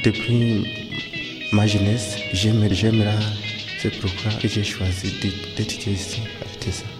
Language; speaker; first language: French; non-native, local second language; Rundi